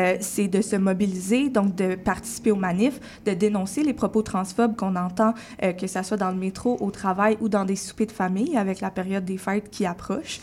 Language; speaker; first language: French; native; French